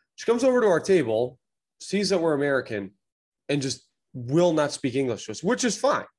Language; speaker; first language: English; native; English